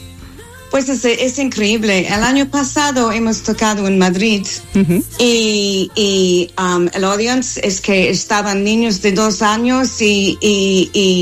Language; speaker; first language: Spanish; non-native, fluent; English